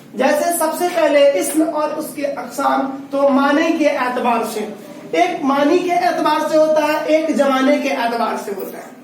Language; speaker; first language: Hindi; native; Hindi